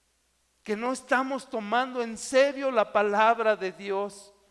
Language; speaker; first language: Spanish; native; Spanish